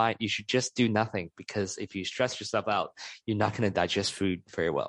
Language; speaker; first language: English; non-native, local second language; Cantonese